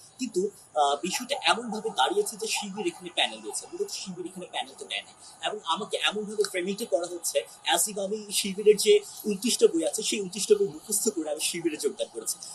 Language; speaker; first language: Bangla; non-native, local second language; Chakma